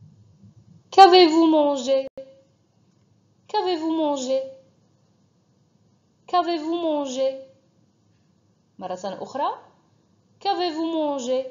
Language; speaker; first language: French; non-native, fluent; Arabic